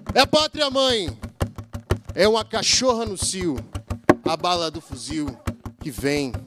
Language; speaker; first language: Portuguese; native; Portuguese